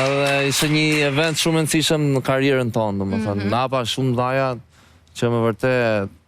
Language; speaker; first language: Albanian; native; Albanian